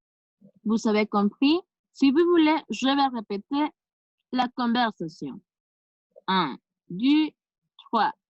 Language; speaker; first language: French; non-native, fluent; Spanish